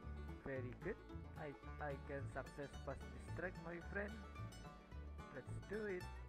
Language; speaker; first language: English; non-native, learner; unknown